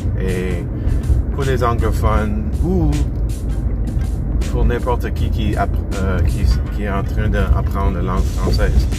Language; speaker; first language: French; non-native, learner; English